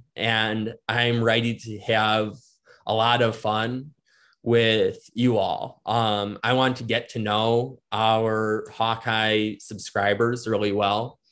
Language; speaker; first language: English; native; English